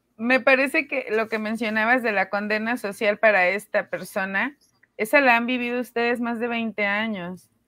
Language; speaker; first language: Spanish; native; Spanish